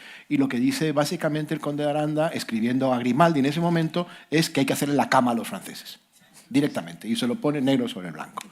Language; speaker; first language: Spanish; native; Spanish